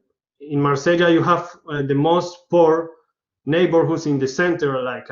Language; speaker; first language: English; non-native, learner; Spanish